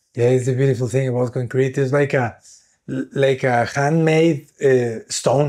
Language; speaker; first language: English; non-native, fluent; Spanish